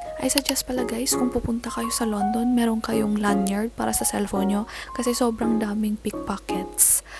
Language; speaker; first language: Filipino; non-native, local second language; Iloko